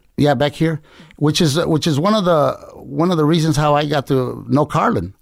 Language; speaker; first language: English; native; English